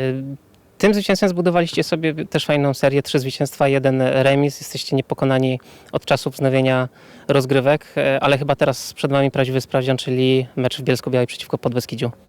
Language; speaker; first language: Polish; native; Polish